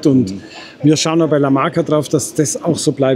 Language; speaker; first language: German; native; German